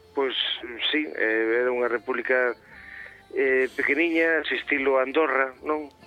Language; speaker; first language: Galician; native; Galician